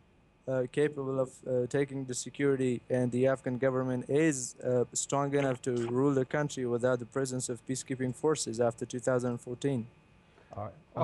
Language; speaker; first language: English; non-native, fluent; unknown